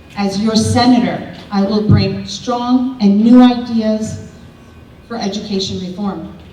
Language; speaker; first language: English; early bilingual, other home language; Spanish